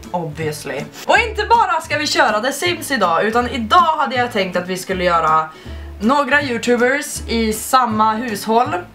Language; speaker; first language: Swedish; native; Swedish